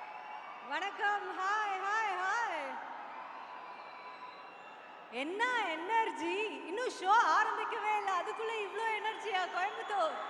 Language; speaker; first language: Tamil; native; Tamil